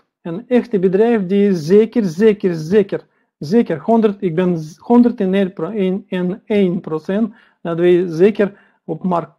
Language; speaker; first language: Dutch; non-native, learner; Russian